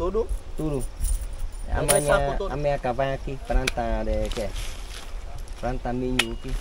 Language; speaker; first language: Portuguese; non-native, learner; Vietnamese